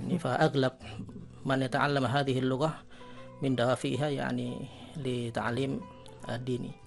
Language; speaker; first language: Arabic; non-native, fluent; Indonesian